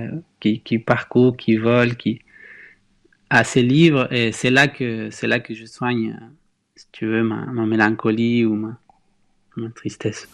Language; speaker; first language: French; non-native, fluent; Spanish